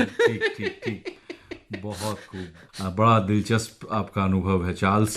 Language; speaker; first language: Hindi; native; Hindi